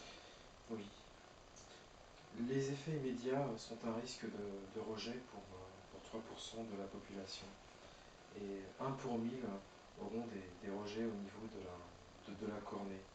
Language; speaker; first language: French; native; French